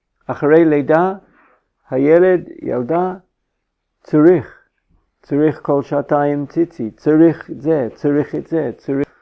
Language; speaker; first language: Hebrew; non-native, fluent; English